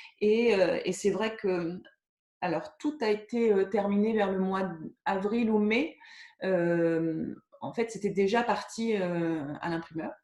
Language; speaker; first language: French; native; French